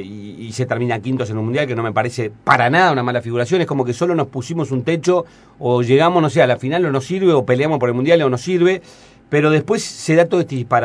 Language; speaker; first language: Spanish; native; Spanish